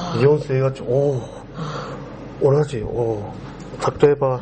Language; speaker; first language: Japanese; non-native, learner; Korean